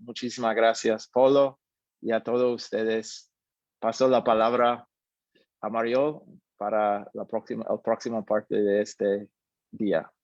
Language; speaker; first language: Spanish; non-native, fluent; English